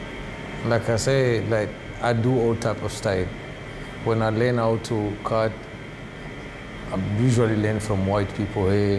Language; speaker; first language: English; non-native, fluent; Rundi